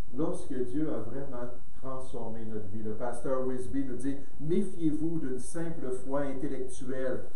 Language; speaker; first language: French; native; French